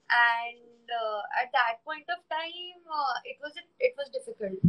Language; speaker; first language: English; non-native, local second language; Hindi